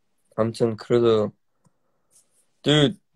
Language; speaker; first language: Korean; early bilingual, heritage; English